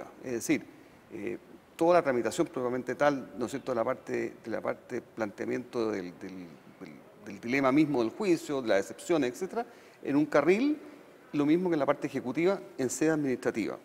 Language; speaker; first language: Spanish; native; Spanish